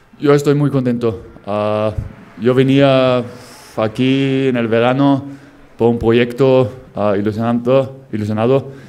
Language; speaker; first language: Spanish; non-native, fluent; German